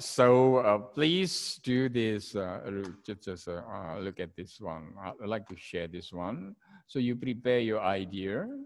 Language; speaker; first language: English; non-native, fluent; Indonesian